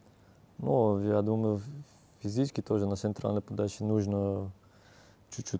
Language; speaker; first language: Russian; non-native, learner; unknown